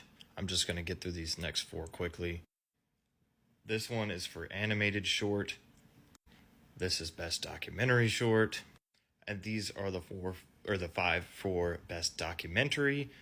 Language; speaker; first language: English; native; English